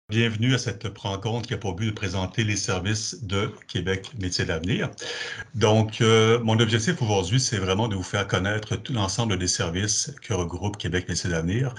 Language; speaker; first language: French; native; French